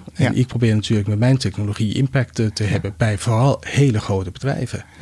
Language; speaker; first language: Dutch; non-native, fluent; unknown